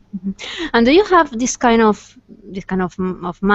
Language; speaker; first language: English; non-native, fluent; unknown